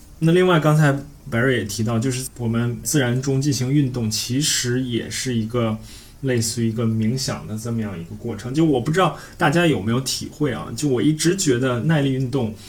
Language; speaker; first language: Chinese; native; Chinese